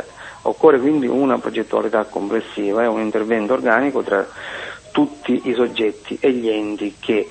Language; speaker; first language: Italian; native; Italian